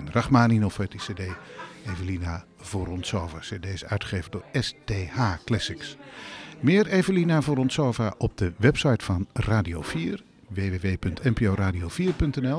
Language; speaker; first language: Dutch; native; Dutch